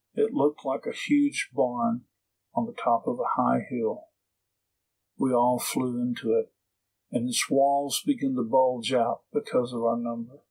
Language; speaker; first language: English; native; English